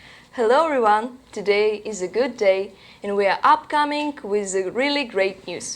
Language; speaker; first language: English; non-native, learner; Russian